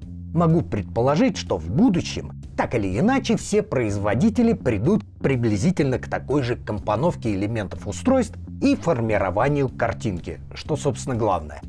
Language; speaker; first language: Russian; native; Russian